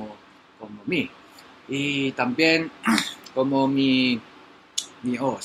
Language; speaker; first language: Spanish; non-native, learner; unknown